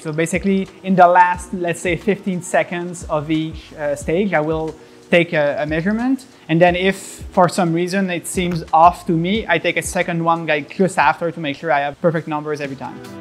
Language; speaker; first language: English; non-native, fluent; French